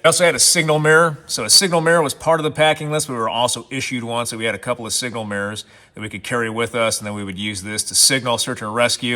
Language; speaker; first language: English; native; English